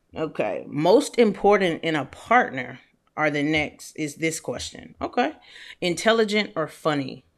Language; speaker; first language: English; native; English